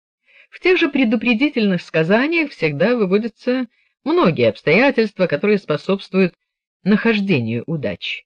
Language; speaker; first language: Russian; native; Russian